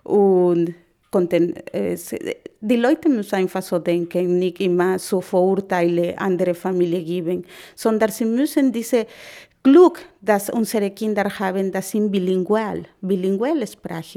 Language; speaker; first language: German; non-native, learner; Spanish